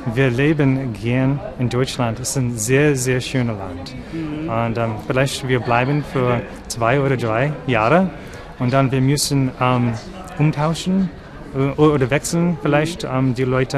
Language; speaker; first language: German; non-native, learner; English